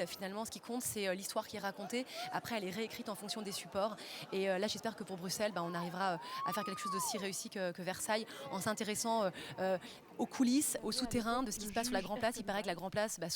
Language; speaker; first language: French; native; French